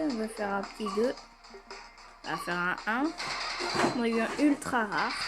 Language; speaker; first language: French; native; French